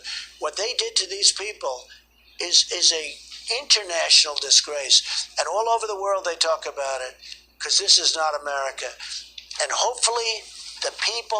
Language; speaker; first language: English; native; English